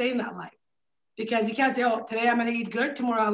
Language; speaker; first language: English; non-native, fluent; Arabic